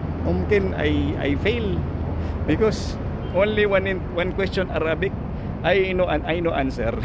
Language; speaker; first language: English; non-native, learner; Filipino